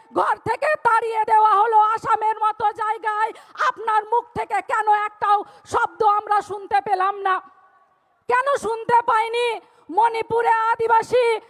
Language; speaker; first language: Bangla; non-native, local second language; Santali